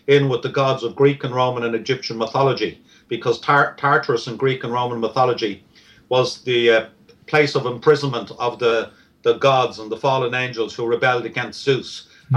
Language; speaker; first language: English; native; English